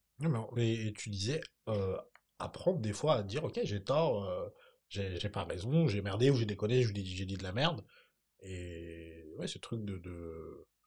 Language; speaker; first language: French; native; French